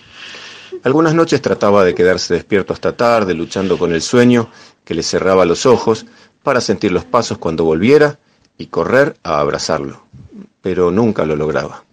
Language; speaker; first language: Spanish; native; Spanish